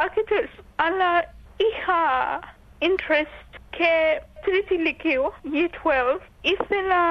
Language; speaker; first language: Greek; early bilingual, heritage; English